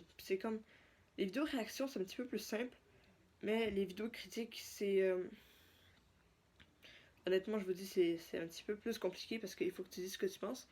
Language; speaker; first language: French; native; French